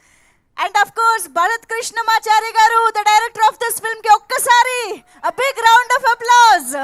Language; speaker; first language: Telugu; native; Telugu